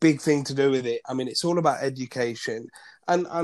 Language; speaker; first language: English; non-native, local second language; Gujarati